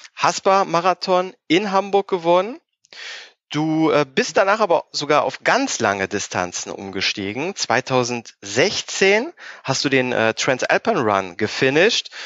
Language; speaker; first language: German; native; German